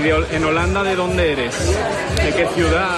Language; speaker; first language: Spanish; native; Spanish